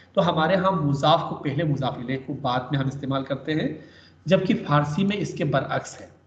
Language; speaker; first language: Urdu; native; Urdu